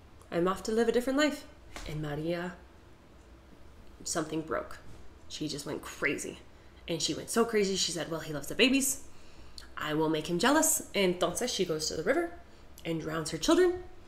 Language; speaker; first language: English; native; English